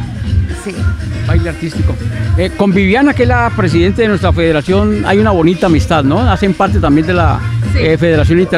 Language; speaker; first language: Spanish; native; Spanish